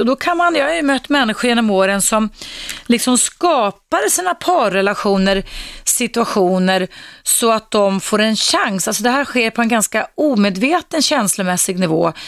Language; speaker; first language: Swedish; native; Swedish